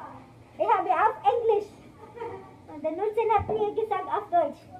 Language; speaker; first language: German; non-native, learner; Filipino